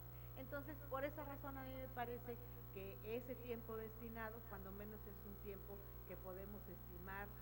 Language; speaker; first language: Spanish; native; Spanish